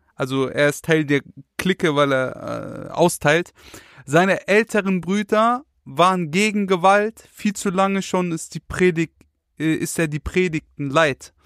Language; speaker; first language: German; native; German